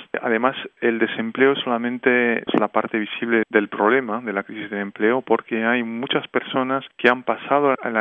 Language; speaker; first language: Spanish; native; Spanish